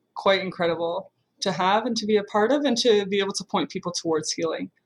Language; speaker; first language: English; native; English